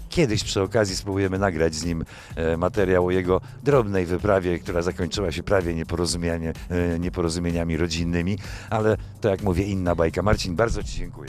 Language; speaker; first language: Polish; native; Polish